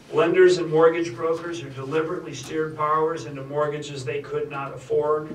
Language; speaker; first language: English; native; English